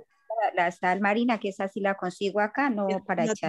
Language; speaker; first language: Spanish; native; Spanish